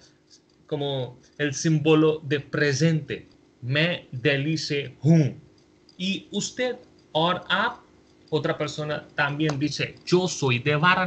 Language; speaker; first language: Spanish; non-native, fluent; Hindi